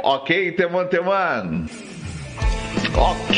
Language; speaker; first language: Indonesian; non-native, fluent; Portuguese